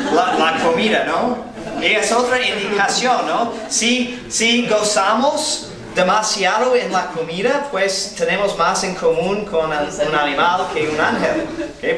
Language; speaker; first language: Spanish; non-native, fluent; English